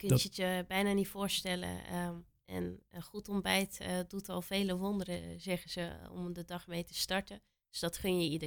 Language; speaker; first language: Dutch; native; Dutch